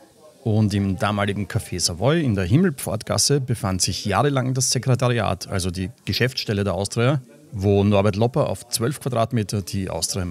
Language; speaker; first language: German; native; German